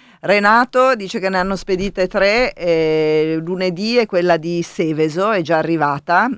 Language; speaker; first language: Italian; native; Italian